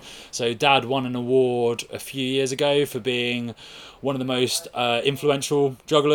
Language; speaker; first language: English; native; English